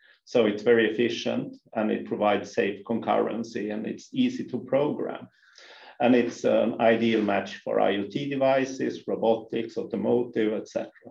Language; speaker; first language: English; non-native, fluent; Swedish